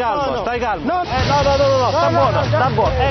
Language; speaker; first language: Italian; native; Italian